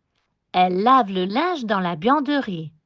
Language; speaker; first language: French; non-native, fluent; Spanish